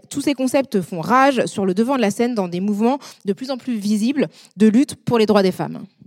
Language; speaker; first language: French; native; French